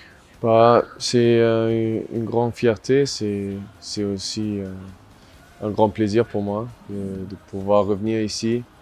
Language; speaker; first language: French; non-native, fluent; German